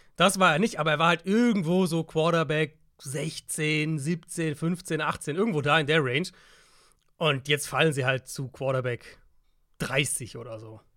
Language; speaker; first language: German; native; German